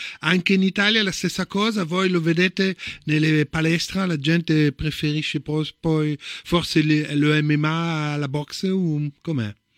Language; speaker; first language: Italian; early bilingual, heritage; Italian